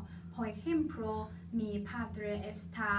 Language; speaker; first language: Spanish; non-native, learner; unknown